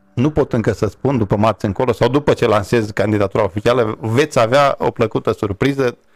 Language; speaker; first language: Romanian; native; Romanian